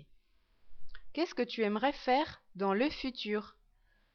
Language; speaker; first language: French; non-native, learner; English